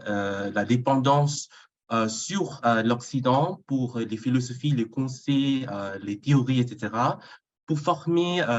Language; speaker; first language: French; non-native, fluent; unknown